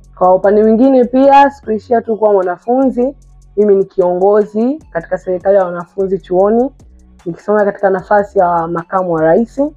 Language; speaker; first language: Swahili; native; Swahili